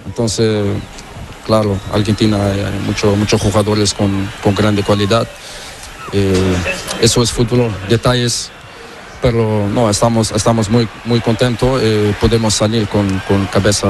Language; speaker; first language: Spanish; non-native, learner; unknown